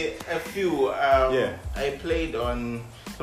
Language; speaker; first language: English; non-native, local second language; Zulu